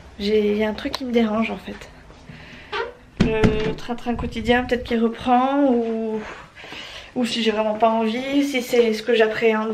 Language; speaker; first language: French; native; French